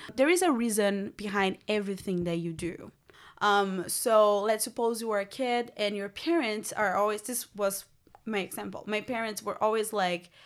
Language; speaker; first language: English; non-native, fluent; Portuguese